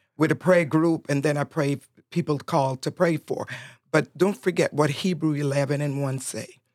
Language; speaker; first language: English; non-native, fluent; Spanish